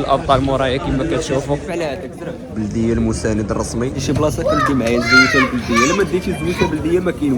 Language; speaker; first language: Arabic; native; Arabic